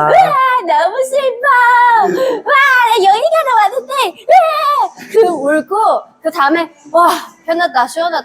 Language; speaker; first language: Korean; non-native, fluent; Chinese